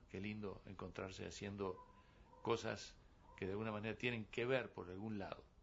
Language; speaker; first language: Spanish; native; Spanish